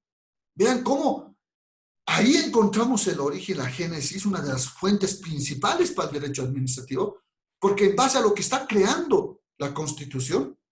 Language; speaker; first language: Spanish; native; Spanish